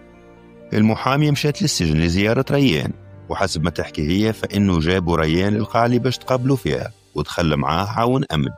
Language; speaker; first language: Arabic; native; Arabic